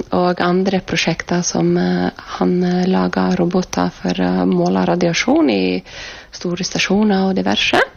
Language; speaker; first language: Norwegian; non-native, fluent; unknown